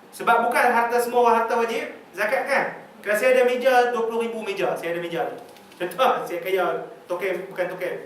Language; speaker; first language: Malay; native; Malay